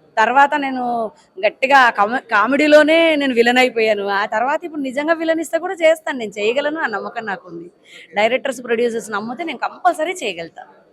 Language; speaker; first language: Telugu; native; Telugu